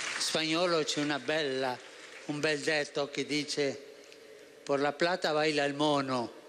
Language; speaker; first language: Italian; non-native, fluent; Spanish